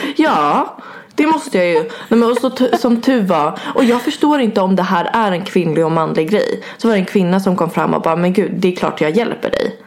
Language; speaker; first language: Swedish; native; Swedish